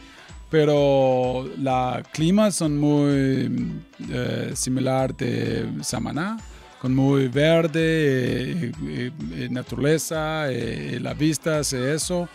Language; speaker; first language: Spanish; non-native, learner; English